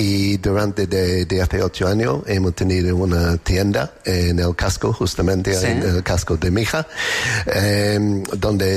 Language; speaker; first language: Spanish; non-native, fluent; English